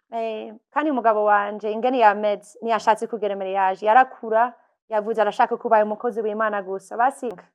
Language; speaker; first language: Rundi; non-native, fluent; English